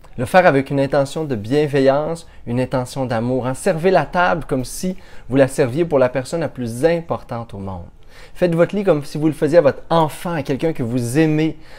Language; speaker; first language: French; native; French